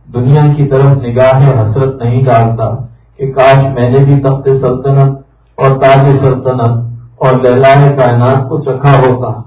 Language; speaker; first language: Urdu; native; Urdu